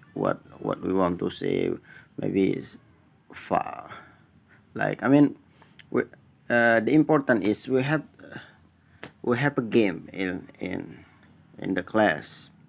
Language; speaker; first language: English; non-native, learner; Indonesian